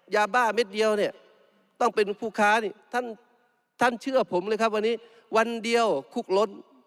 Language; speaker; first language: Thai; non-native, local second language; Malay